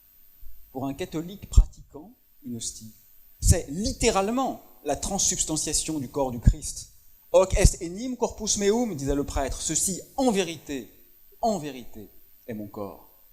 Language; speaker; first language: French; native; French